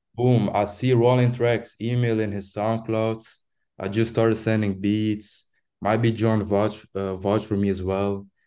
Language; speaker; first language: English; non-native, fluent; French